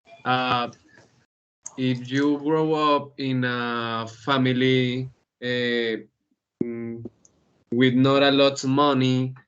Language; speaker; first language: English; non-native, learner; Spanish